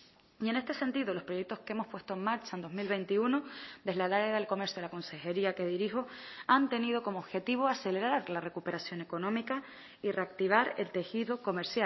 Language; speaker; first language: Spanish; native; Spanish